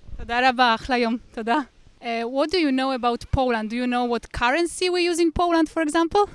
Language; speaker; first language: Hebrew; non-native, fluent; Polish